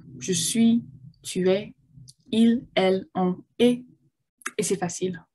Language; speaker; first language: French; non-native, fluent; English